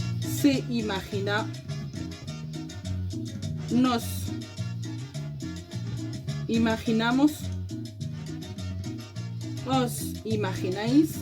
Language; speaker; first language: Spanish; non-native, fluent; French